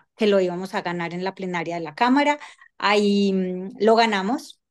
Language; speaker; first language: Spanish; native; Spanish